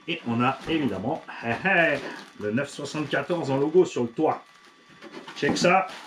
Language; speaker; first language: French; native; French